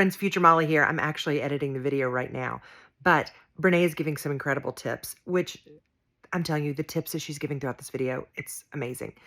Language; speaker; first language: English; native; English